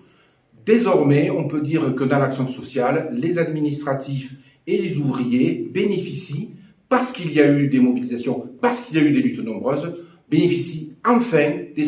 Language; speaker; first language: French; native; French